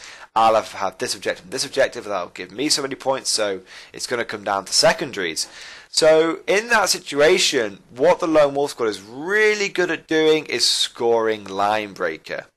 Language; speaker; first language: English; native; English